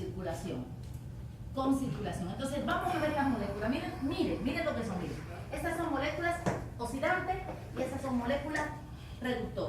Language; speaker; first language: Spanish; native; Spanish